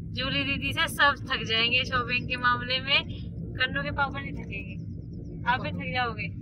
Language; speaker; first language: Hindi; native; Hindi